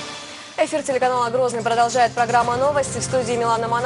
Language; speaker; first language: Russian; native; Russian